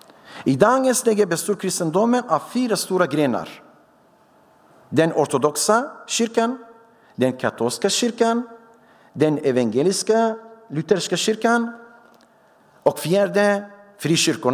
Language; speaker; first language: Swedish; non-native, fluent; Syriac